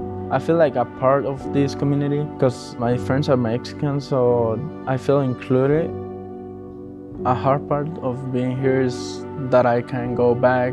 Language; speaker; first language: English; non-native, fluent; Spanish